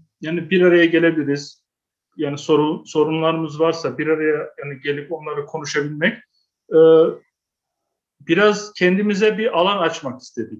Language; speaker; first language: Turkish; early bilingual, heritage; Turkish